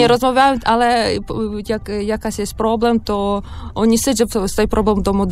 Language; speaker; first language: Polish; non-native, learner; Ukrainian